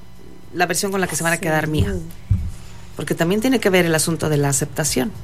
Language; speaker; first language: Spanish; native; Spanish